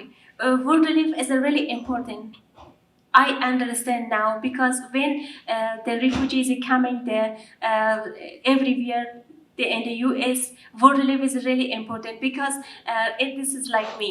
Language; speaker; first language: English; non-native, learner; Persian